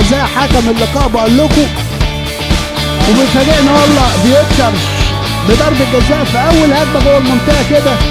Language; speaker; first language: Arabic; native; Arabic